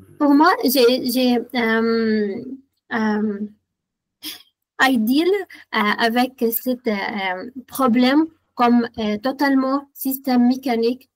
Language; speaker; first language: French; non-native, fluent; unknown